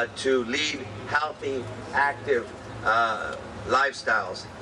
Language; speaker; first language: English; native; English